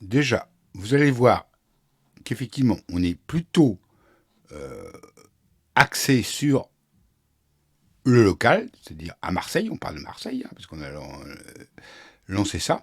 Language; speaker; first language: French; native; French